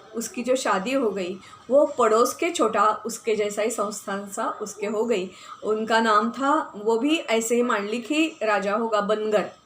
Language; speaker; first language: Hindi; non-native, local second language; Marathi